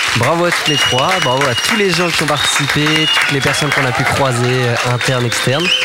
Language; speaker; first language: French; native; French